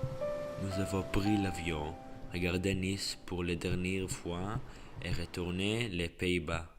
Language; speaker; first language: French; non-native, learner; English